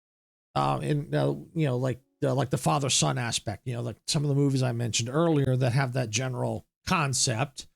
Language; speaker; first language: English; native; English